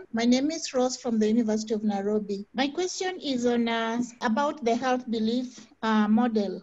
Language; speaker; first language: English; non-native, fluent; Spanish